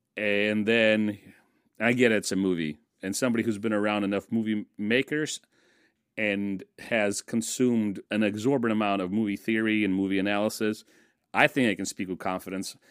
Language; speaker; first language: English; early bilingual, other home language; Russian